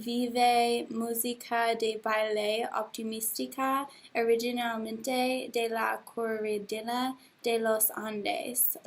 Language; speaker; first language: Spanish; non-native, learner; English